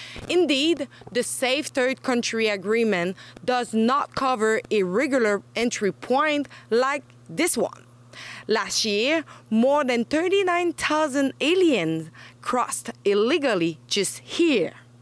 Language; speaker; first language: English; non-native, fluent; French